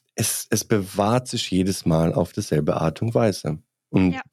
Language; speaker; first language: German; non-native, fluent; Bosnian